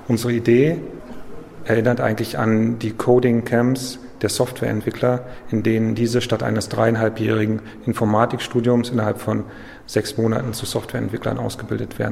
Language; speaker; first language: German; native; German